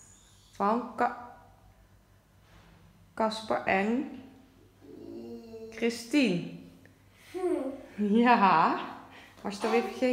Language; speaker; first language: Dutch; native; Dutch